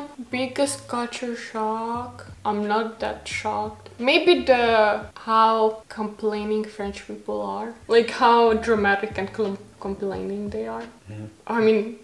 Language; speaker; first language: English; non-native, fluent; Hungarian